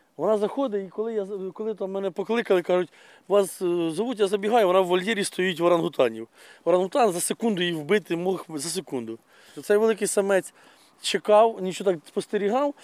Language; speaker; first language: Ukrainian; non-native, local second language; Russian